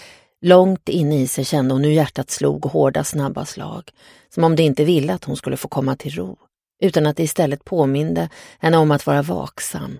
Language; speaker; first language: Swedish; native; Swedish